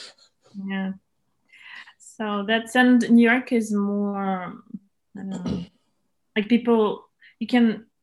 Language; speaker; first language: English; non-native, fluent; Russian